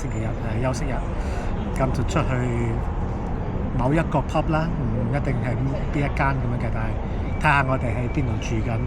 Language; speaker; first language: Cantonese; early bilingual, heritage; Cantonese